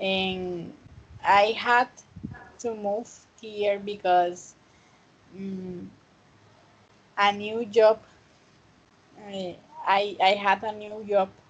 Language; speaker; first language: English; non-native, fluent; Spanish